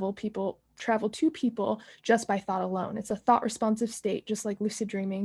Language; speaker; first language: English; native; English